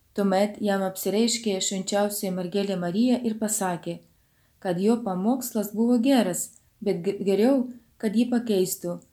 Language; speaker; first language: Lithuanian; non-native, fluent; Ukrainian